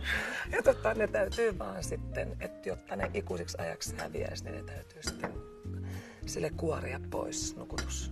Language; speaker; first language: Finnish; native; Finnish